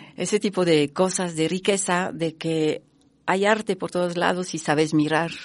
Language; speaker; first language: Spanish; non-native, fluent; French